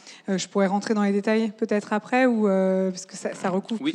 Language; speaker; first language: French; native; French